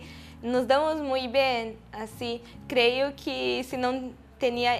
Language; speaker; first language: Spanish; non-native, learner; Portuguese